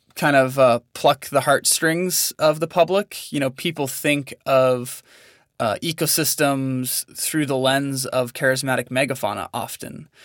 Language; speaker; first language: English; native; English